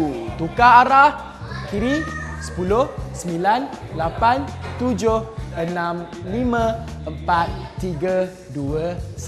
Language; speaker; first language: Malay; native; Malay